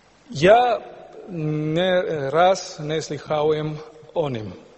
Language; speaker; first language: Polish; non-native, learner; Spanish